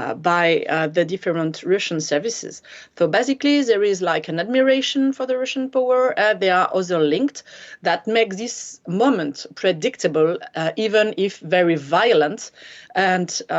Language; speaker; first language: English; non-native, fluent; French